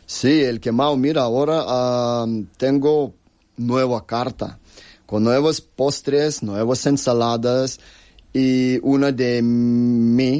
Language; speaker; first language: Spanish; non-native, learner; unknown